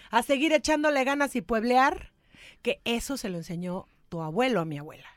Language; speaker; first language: Spanish; native; Spanish